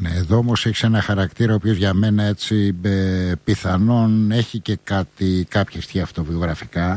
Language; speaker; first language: Greek; native; Greek